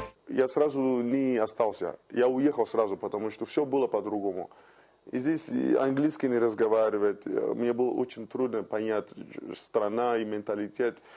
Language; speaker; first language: Russian; non-native, learner; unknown